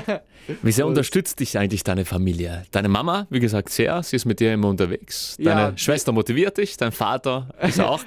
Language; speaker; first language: German; native; German